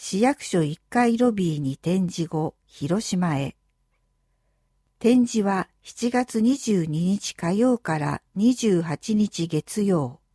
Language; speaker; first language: Japanese; native; Japanese